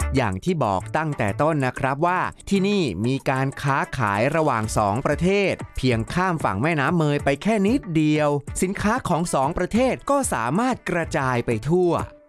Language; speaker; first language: Thai; native; Thai